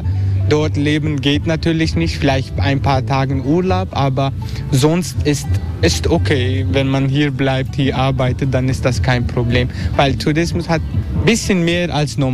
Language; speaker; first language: German; non-native, learner; Dutch